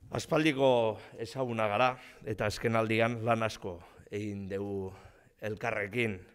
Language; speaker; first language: Basque; non-native, local second language; Spanish